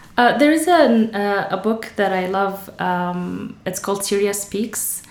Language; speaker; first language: English; non-native, fluent; Arabic